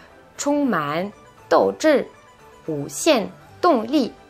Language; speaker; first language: Chinese; non-native, fluent; French